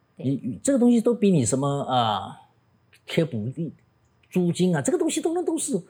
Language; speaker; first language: Chinese; native; Chinese